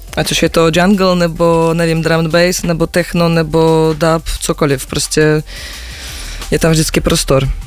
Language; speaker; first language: Czech; non-native, fluent; Russian